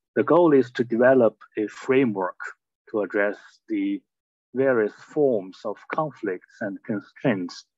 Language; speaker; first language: English; non-native, fluent; Chinese